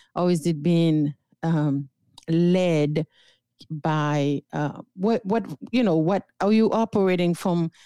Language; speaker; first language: English; non-native, fluent; Haitian Creole